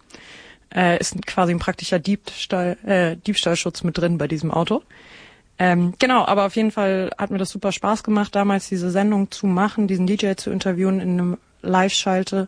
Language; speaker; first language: German; native; German